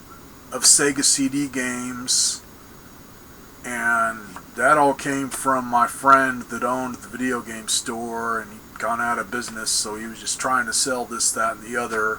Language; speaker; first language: English; native; English